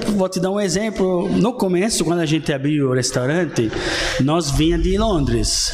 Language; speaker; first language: Portuguese; non-native, fluent; Italian